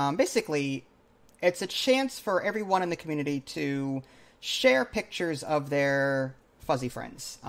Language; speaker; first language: English; native; English